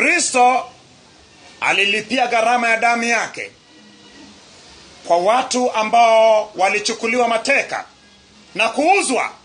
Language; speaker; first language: Swahili; non-native, local second language; Luo (Kenya and Tanzania)